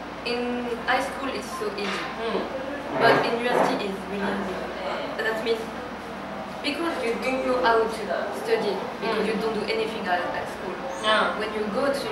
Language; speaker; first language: English; non-native, learner; French